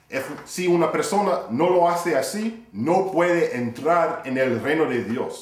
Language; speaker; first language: Spanish; non-native, fluent; English